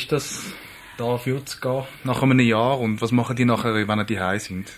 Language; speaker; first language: German; native; German